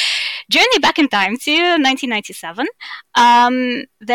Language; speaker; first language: English; non-native, fluent; Russian